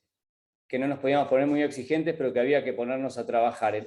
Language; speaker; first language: Spanish; native; Spanish